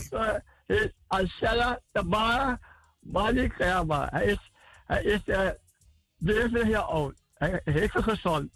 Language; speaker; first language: Dutch; non-native, learner; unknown